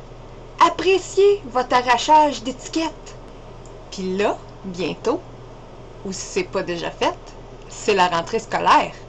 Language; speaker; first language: French; native; French